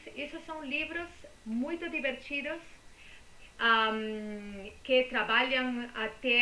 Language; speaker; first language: Portuguese; non-native, fluent; Spanish